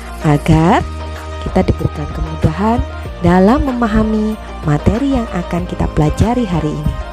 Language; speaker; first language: Indonesian; native; Indonesian